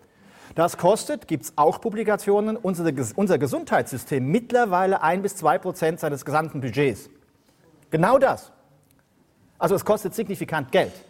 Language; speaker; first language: German; native; German